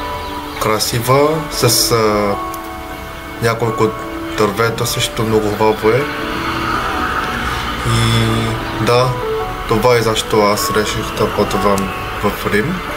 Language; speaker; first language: Bulgarian; non-native, learner; Korean